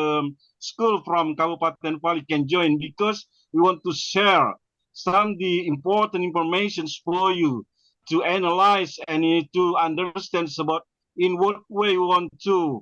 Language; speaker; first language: English; non-native, learner; Indonesian